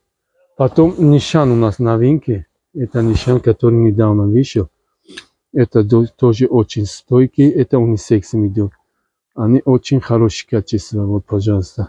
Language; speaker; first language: Russian; non-native, learner; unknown